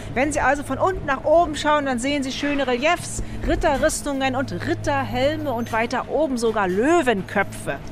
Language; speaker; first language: German; native; German